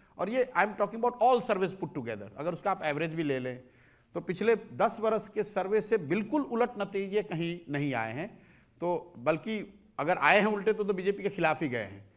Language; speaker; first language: Hindi; native; Hindi